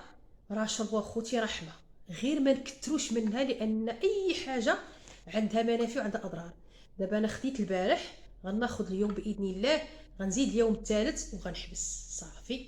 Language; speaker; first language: Arabic; native; Arabic